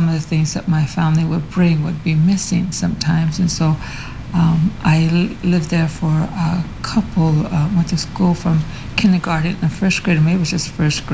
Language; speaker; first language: English; early bilingual, other home language; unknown